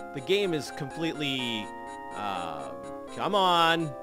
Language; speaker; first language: English; native; English